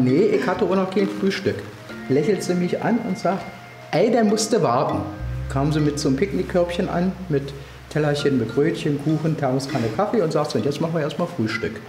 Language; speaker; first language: German; native; German